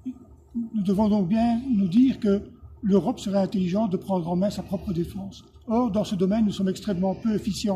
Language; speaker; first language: French; native; French